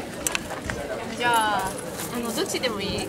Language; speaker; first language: Japanese; non-native, learner; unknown